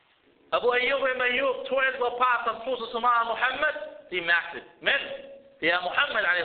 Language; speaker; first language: Danish; early bilingual, other home language; Arabic